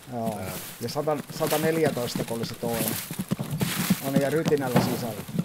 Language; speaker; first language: Finnish; native; Finnish